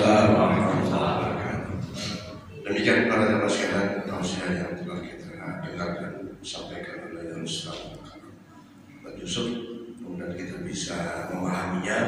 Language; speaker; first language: Indonesian; native; Indonesian